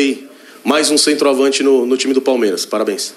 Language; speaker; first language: Portuguese; native; Portuguese